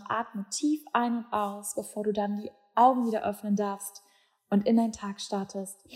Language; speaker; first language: German; native; German